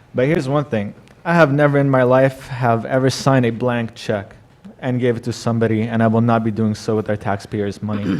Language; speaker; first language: English; non-native, fluent; Arabic